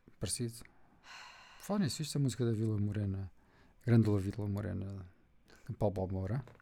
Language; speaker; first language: Portuguese; native; Portuguese